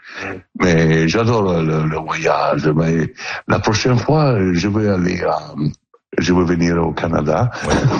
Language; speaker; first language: French; non-native, learner; Italian